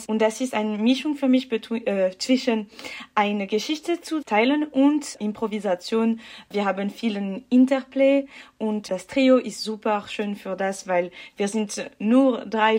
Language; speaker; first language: German; non-native, learner; French